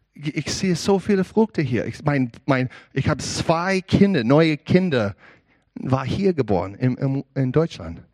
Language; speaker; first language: German; non-native, learner; English